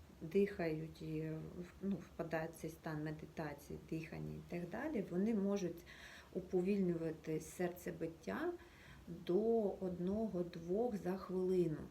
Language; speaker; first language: Ukrainian; native; Ukrainian